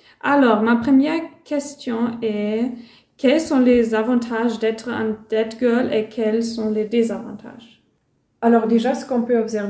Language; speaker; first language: French; non-native, learner; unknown